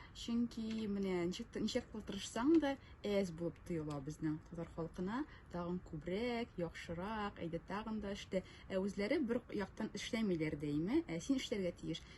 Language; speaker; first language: Tatar; non-native, local second language; Russian